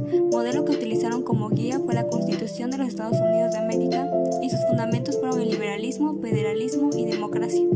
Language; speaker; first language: Spanish; native; Spanish